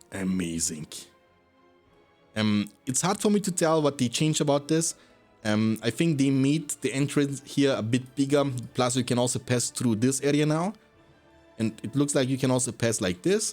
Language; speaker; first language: English; non-native, fluent; German